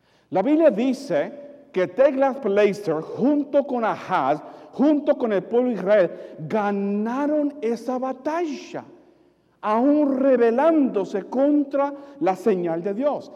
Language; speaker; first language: Spanish; early bilingual, other home language; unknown